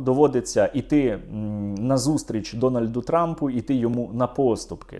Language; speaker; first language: Ukrainian; native; Ukrainian